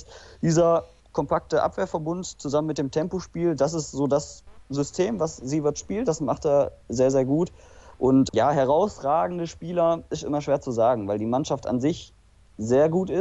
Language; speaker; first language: German; native; German